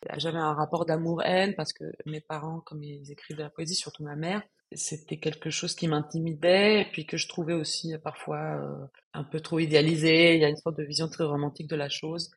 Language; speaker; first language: French; non-native, fluent; Spanish